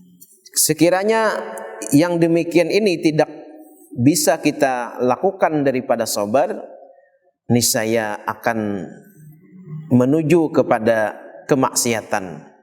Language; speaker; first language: Indonesian; non-native, local second language; Banjar